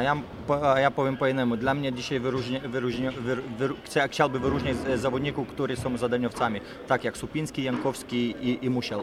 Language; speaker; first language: Polish; non-native, fluent; Lithuanian